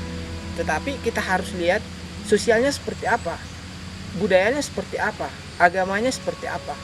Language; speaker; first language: Indonesian; native; Indonesian